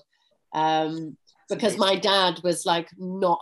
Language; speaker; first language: English; native; English